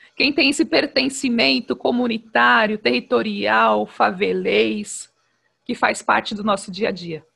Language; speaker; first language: Portuguese; native; Portuguese